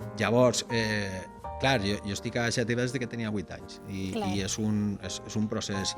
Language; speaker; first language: Catalan; non-native, local second language; Spanish